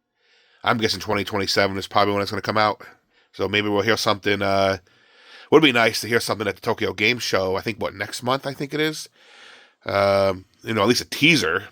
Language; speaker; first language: English; native; English